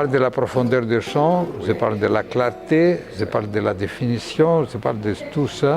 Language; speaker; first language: French; non-native, fluent; Greek